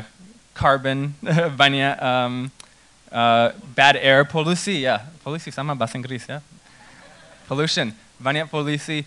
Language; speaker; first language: Indonesian; non-native, fluent; English